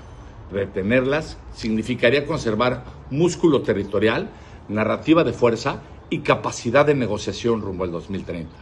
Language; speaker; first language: Spanish; native; Spanish